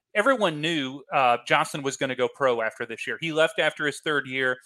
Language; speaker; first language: English; native; English